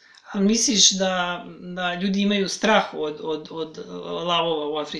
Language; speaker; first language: Serbian; native; Serbian